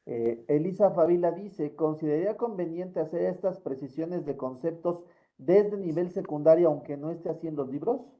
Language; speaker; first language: Spanish; native; Spanish